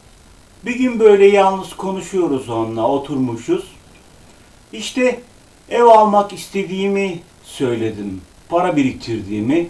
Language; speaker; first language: Turkish; native; Turkish